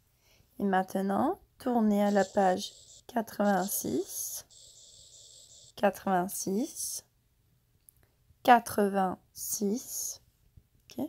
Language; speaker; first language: French; non-native, fluent; English